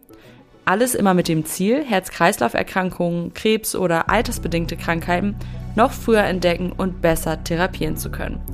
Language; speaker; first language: German; native; German